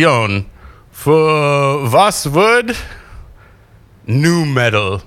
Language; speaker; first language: German; non-native, learner; English